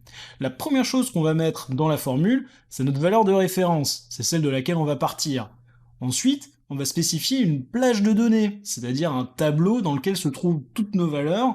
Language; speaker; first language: French; native; French